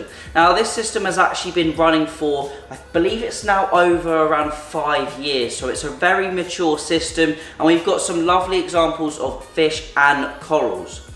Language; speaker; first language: English; native; English